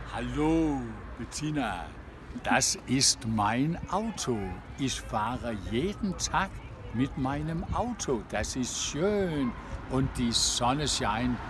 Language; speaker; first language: German; non-native, fluent; Danish